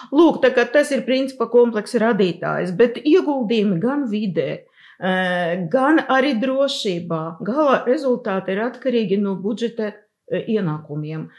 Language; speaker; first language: Latvian; non-native, local second language; Russian